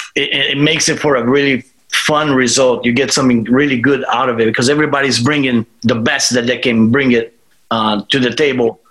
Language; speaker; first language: English; non-native, fluent; Portuguese